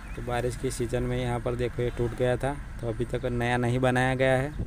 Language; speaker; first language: Hindi; non-native, local second language; Gujarati